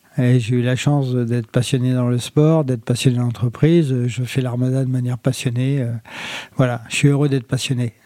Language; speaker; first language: French; native; French